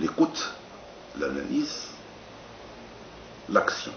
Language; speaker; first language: French; non-native, local second language; Arabic